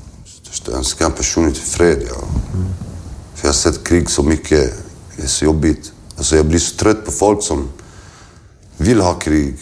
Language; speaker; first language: Swedish; early bilingual, other home language; Kurdish